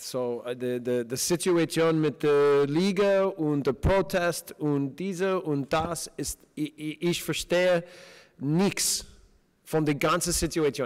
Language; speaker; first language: German; non-native, fluent; English